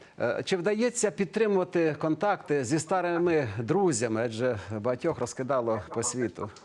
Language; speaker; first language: Ukrainian; native; Ukrainian